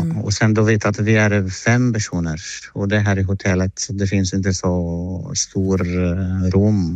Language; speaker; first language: Swedish; non-native, learner; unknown